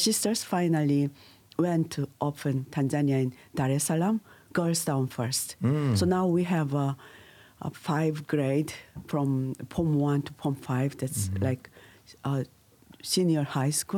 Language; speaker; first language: English; non-native, learner; Korean